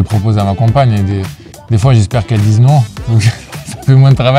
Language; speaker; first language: French; native; French